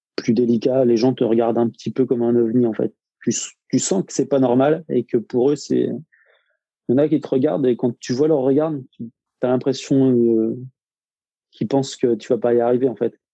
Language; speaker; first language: French; native; French